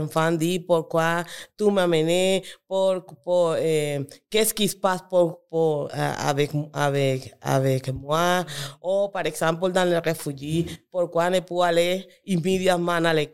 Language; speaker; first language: French; non-native, learner; Spanish